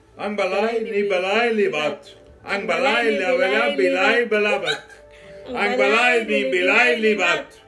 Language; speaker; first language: Cebuano; non-native, learner; Dutch